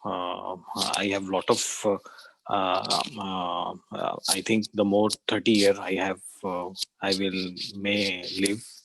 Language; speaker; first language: English; non-native, learner; Urdu